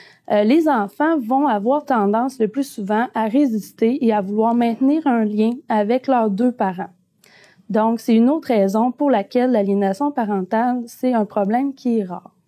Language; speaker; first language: French; native; French